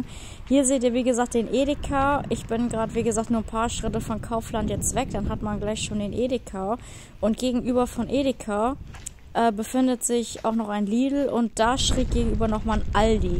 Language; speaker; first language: German; native; German